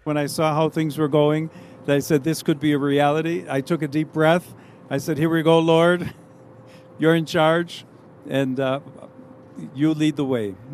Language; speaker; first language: English; native; English